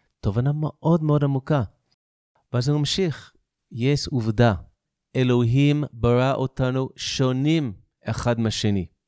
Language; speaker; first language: Hebrew; non-native, fluent; English